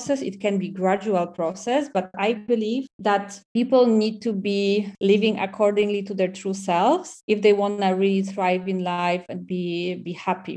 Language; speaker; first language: English; non-native, fluent; Polish